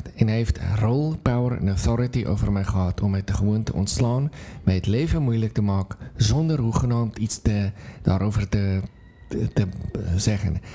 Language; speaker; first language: Dutch; non-native, fluent; Afrikaans